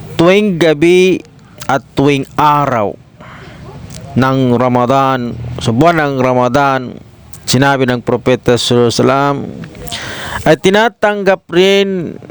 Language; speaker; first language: Filipino; non-native, local second language; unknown